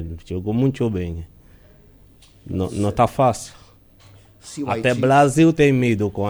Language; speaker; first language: Portuguese; non-native, fluent; Haitian Creole